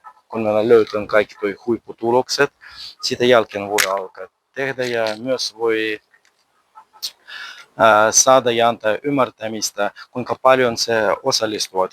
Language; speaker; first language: Finnish; non-native, learner; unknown